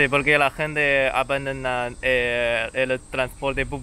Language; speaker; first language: Spanish; non-native, learner; Chinese